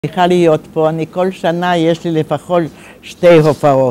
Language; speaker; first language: Hebrew; non-native, fluent; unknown